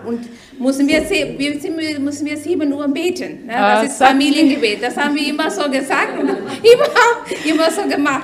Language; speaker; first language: German; non-native, learner; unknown